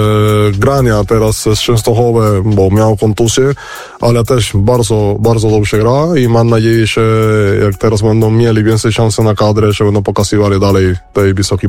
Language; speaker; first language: Polish; non-native, fluent; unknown